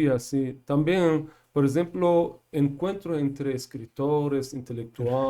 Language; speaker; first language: Portuguese; non-native, learner; Persian